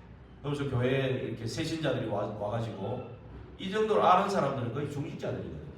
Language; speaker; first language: Korean; native; Korean